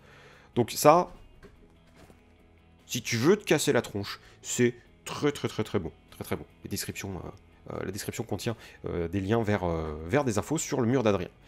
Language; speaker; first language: French; native; French